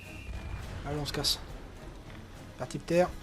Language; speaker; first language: French; native; French